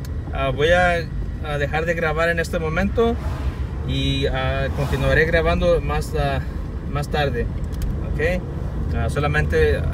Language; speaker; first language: Spanish; early bilingual, heritage; Spanish